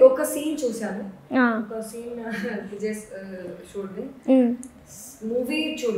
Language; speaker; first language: Telugu; non-native, learner; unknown